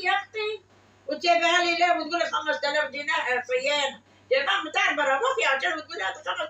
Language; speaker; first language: Arabic; native; Arabic